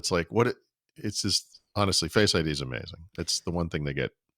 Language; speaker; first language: English; native; English